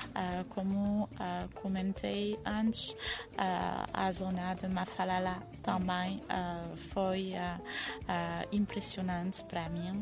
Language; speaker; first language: Portuguese; non-native, fluent; French